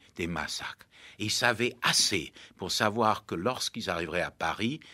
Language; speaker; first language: French; native; French